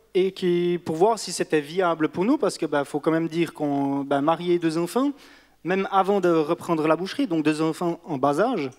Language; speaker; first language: French; native; French